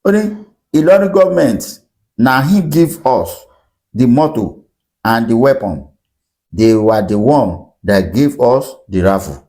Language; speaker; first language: English; non-native, local second language; Yoruba